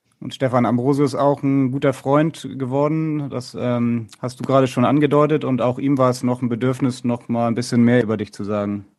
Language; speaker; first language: German; native; German